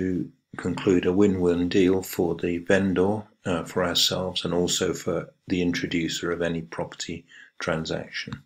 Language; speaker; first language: English; native; English